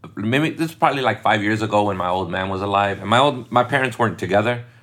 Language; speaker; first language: English; early bilingual, other home language; Spanish